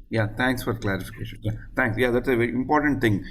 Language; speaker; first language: English; non-native, local second language; Telugu